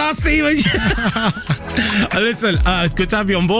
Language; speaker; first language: English; native; English